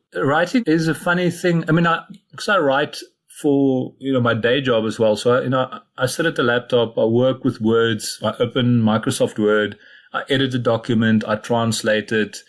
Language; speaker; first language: English; non-native, local second language; Afrikaans